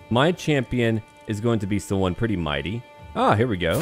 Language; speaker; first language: English; native; English